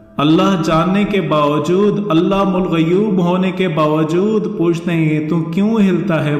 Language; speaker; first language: Urdu; non-native, local second language; Northern Hindko